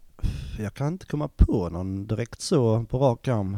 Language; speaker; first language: Swedish; native; Swedish